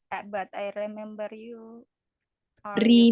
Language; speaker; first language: English; non-native, learner; Indonesian